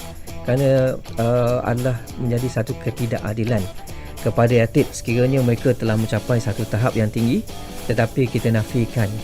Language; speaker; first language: Malay; native; Malay